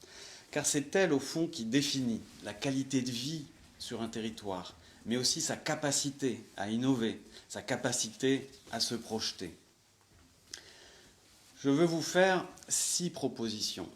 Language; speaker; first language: French; native; French